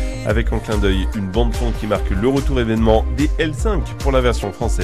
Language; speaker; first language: French; native; French